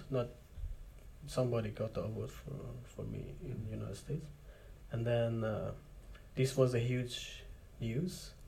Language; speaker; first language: English; non-native, fluent; Persian